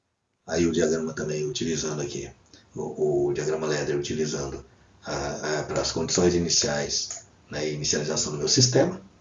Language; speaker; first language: Portuguese; native; Portuguese